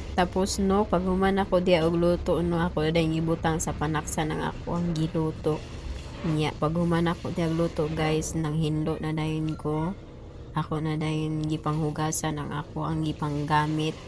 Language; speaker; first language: Cebuano; native; Cebuano